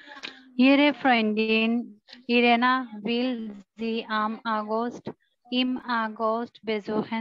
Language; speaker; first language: German; non-native, learner; Bangla